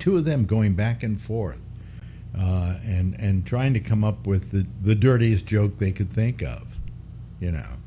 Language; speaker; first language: English; native; English